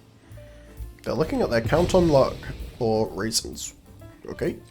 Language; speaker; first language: English; native; English